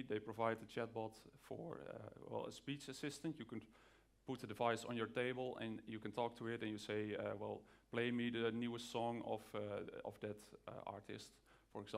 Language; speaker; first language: English; non-native, fluent; Dutch